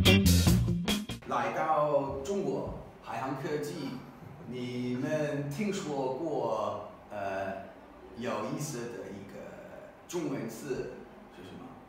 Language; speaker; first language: Chinese; non-native, learner; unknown